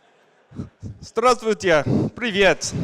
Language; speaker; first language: Russian; non-native, learner; English